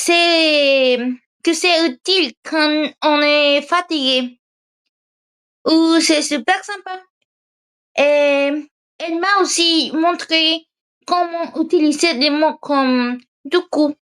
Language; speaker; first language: French; non-native, learner; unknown